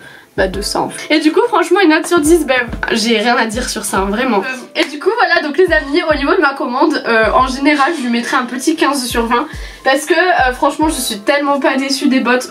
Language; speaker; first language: French; native; French